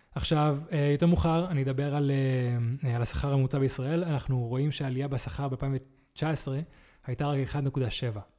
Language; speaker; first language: Hebrew; early bilingual, other home language; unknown